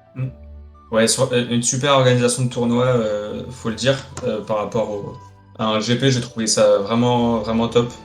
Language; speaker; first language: French; native; French